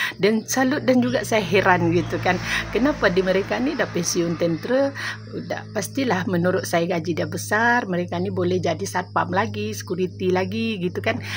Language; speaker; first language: Malay; non-native, local second language; Minangkabau